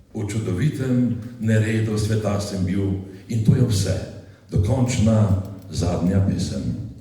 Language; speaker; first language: Slovenian; native; Slovenian